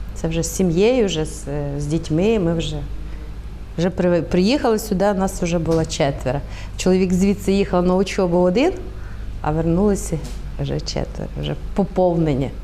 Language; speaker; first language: Ukrainian; native; Ukrainian